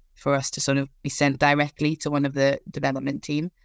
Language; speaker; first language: English; native; English